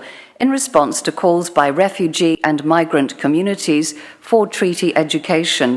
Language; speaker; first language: English; native; English